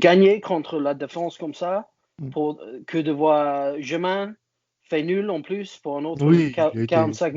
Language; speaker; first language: French; non-native, learner; English